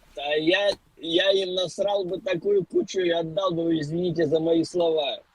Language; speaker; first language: Russian; non-native, local second language; Ukrainian